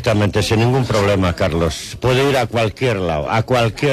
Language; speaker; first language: Spanish; native; Spanish